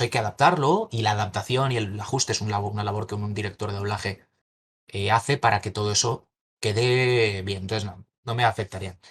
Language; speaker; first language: Spanish; native; Spanish